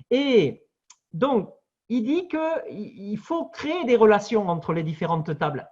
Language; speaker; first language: French; native; French